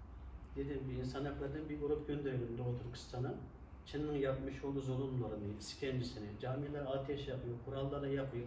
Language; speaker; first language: Turkish; non-native, learner; Uyghur